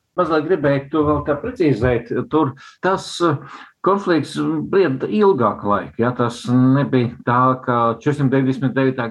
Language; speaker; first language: Latvian; non-native, local second language; Russian